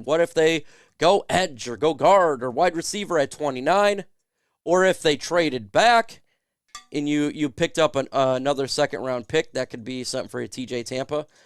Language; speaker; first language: English; native; English